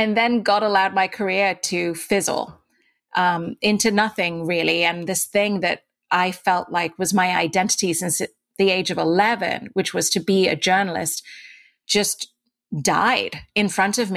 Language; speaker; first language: English; native; English